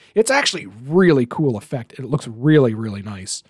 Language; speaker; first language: English; native; English